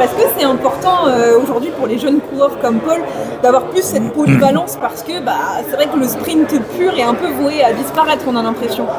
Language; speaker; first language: French; native; French